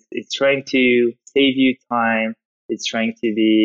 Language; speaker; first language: English; non-native, fluent; French